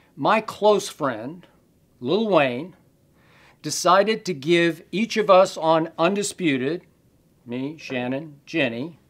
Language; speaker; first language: English; native; English